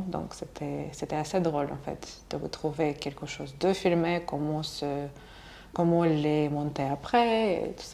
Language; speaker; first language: French; non-native, fluent; Russian